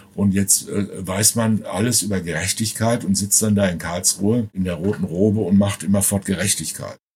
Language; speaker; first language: German; native; German